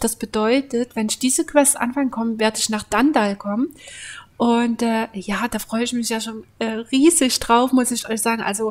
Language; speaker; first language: German; native; German